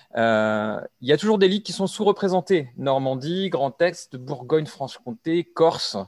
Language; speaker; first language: French; native; French